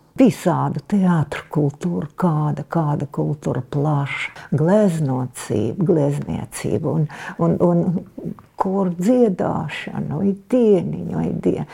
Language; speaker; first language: Latvian; non-native, local second language; Russian